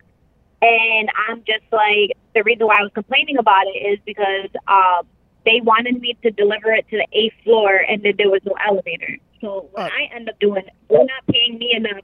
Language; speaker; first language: English; native; English